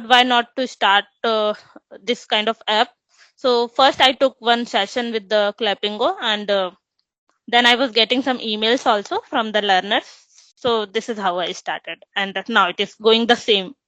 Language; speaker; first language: English; non-native, local second language; Hindi